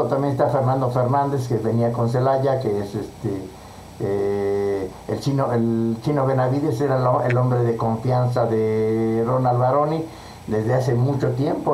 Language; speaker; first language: Spanish; native; Spanish